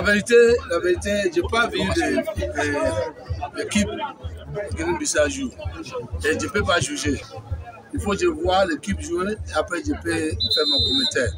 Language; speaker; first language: French; non-native, fluent; English